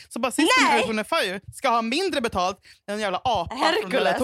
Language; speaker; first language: Swedish; native; Swedish